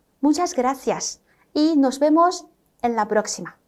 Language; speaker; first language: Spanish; non-native, fluent; Chinese